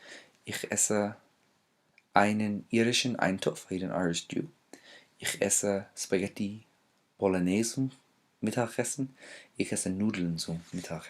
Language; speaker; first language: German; non-native, fluent; English